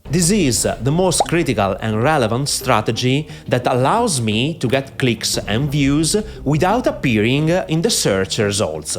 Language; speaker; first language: English; non-native, fluent; Italian